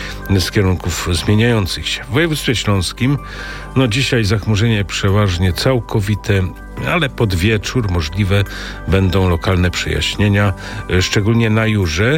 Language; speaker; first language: Polish; native; Polish